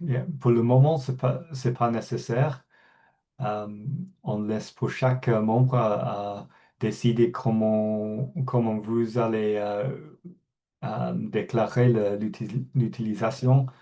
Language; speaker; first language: French; non-native, fluent; English